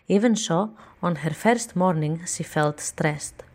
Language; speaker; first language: English; non-native, fluent; Greek